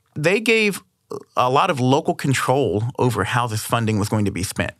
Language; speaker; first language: English; native; English